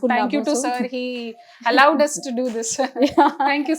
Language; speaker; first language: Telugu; non-native, fluent; Hindi